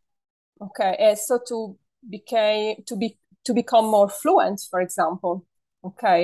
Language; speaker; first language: English; non-native, fluent; Italian